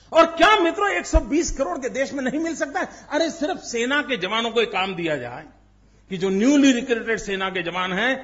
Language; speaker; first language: Hindi; non-native, local second language; Gujarati